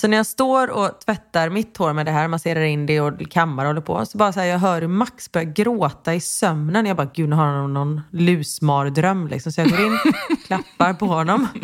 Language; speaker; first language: Swedish; native; Swedish